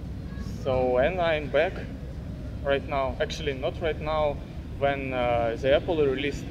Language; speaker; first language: English; non-native, learner; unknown